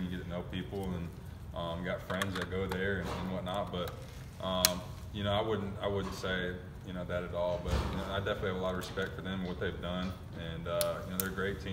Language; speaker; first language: English; native; English